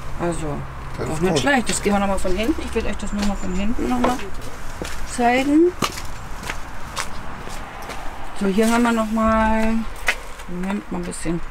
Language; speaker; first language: German; native; German